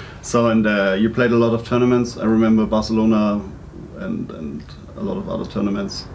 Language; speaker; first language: English; non-native, fluent; German